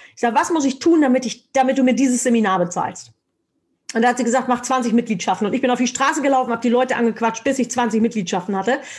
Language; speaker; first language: German; native; German